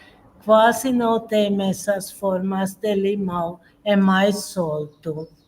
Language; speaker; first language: Portuguese; non-native, fluent; Swedish